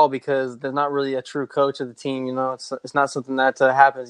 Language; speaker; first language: English; native; English